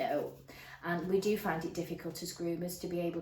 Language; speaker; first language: English; native; English